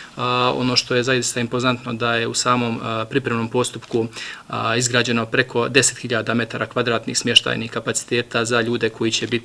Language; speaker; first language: Bosnian; native; Bosnian